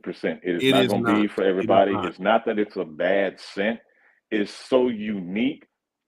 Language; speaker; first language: English; native; English